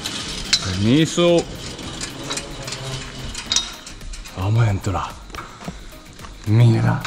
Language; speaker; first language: Spanish; non-native, learner; Japanese